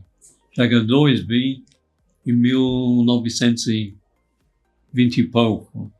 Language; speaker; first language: Portuguese; non-native, fluent; English